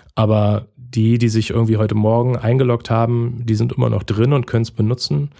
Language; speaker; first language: German; native; German